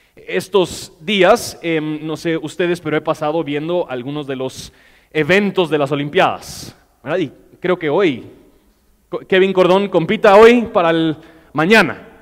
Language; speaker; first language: Spanish; non-native, fluent; English